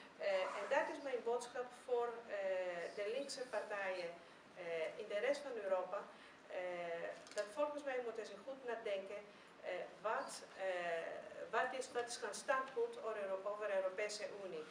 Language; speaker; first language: Dutch; non-native, fluent; Greek